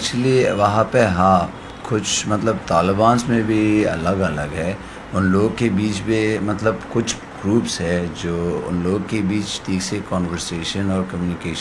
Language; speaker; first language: Hindi; non-native, fluent; Persian